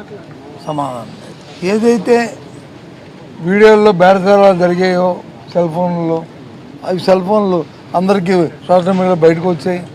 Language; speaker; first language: Telugu; native; Telugu